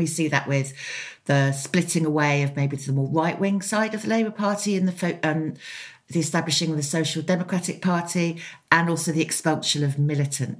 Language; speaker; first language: English; native; English